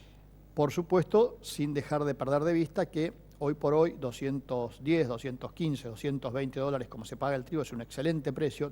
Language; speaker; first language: Spanish; native; Spanish